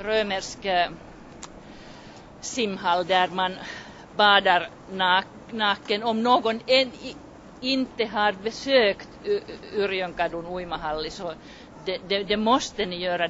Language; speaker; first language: Swedish; non-native, local second language; Finnish